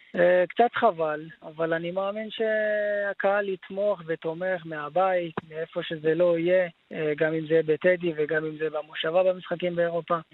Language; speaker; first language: Hebrew; native; Hebrew